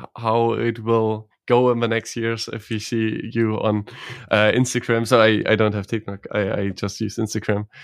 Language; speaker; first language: English; non-native, fluent; Croatian